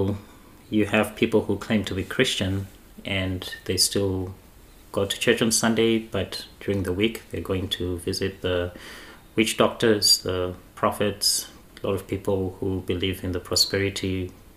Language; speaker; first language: English; non-native, local second language; Shona